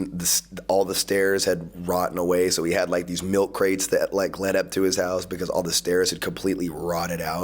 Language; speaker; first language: English; native; English